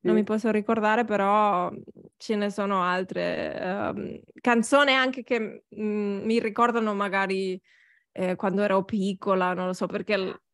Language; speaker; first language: Italian; non-native, learner; Catalan